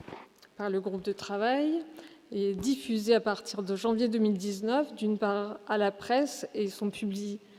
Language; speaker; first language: French; native; French